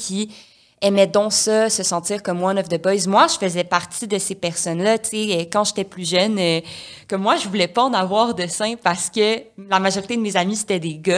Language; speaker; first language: French; native; French